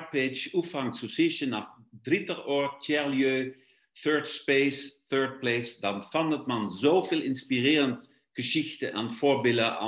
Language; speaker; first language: German; non-native, fluent; Luxembourgish